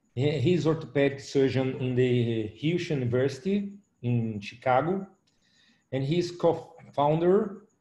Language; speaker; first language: English; non-native, learner; Portuguese